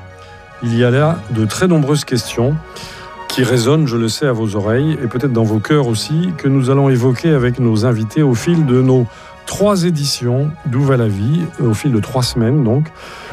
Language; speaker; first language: French; native; French